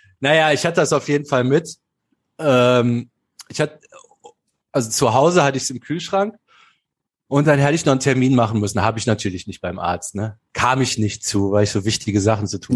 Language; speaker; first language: German; native; German